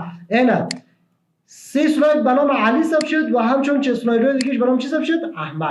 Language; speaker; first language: Persian; native; Persian